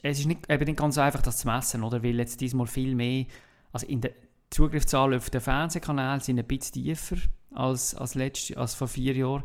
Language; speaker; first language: German; native; German